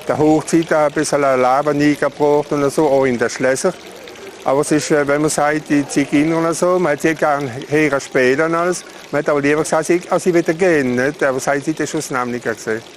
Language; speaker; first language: German; non-native, local second language; Swiss German